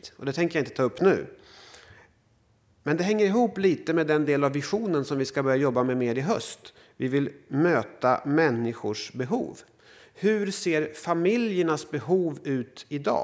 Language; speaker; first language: Swedish; native; Swedish